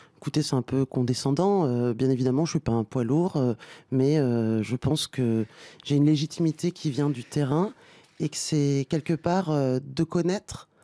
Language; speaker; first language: French; native; French